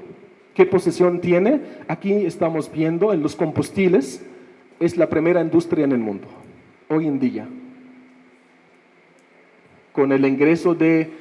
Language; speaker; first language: Spanish; non-native, fluent; Arabic